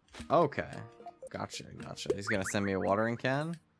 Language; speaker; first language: English; native; English